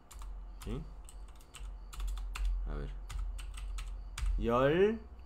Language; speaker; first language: Spanish; non-native, fluent; Korean